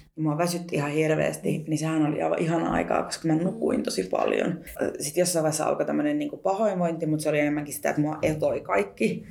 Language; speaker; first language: Finnish; early bilingual, other home language; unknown